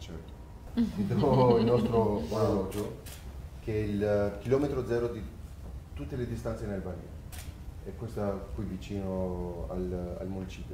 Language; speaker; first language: Italian; non-native, fluent; Albanian